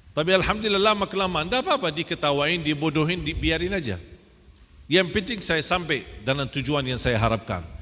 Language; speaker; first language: Indonesian; non-native, fluent; Arabic